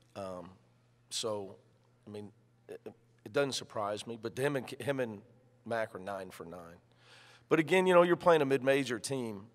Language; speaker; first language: English; native; English